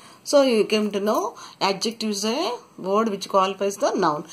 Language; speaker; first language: English; non-native, local second language; Telugu